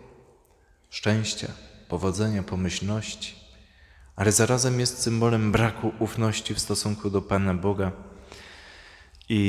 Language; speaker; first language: Polish; native; Polish